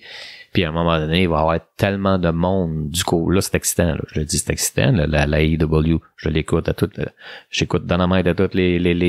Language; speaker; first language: French; native; French